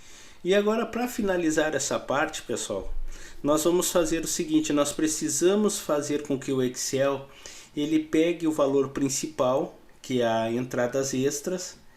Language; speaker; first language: Portuguese; native; Portuguese